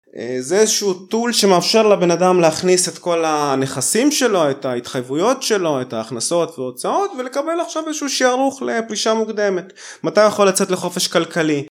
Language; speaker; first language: Hebrew; early bilingual, other home language; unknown